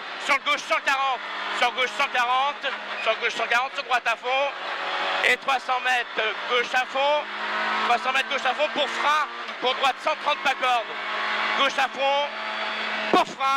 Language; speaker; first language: French; native; French